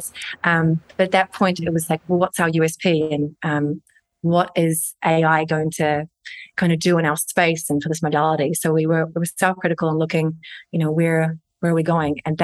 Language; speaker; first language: English; native; English